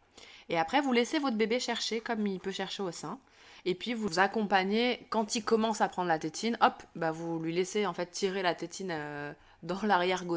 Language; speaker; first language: French; native; French